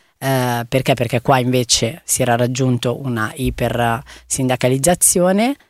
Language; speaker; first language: Italian; early bilingual, other home language; Tigrinya